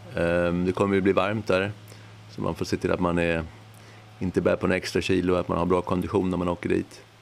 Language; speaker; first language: Swedish; native; Swedish